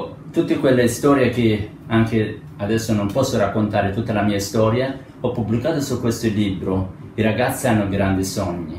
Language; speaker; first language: Italian; non-native, fluent; Persian